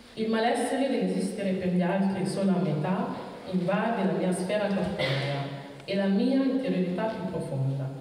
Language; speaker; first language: Italian; early bilingual, other home language; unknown